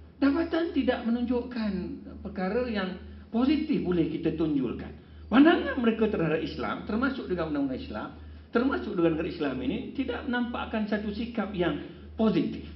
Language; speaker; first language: Malay; non-native, local second language; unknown